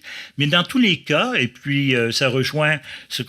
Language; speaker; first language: French; native; French